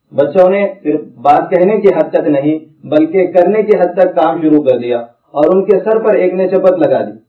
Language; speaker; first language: Urdu; native; Urdu